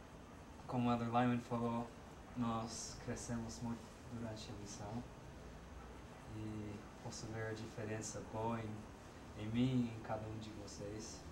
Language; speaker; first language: Portuguese; non-native, fluent; English